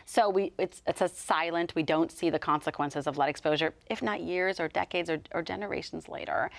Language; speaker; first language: English; native; English